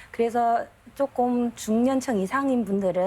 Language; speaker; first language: Korean; non-native, fluent; Chinese